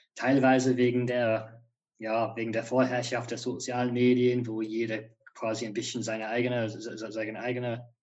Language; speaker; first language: German; non-native, fluent; English